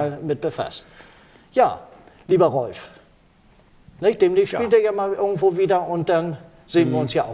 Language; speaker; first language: German; native; German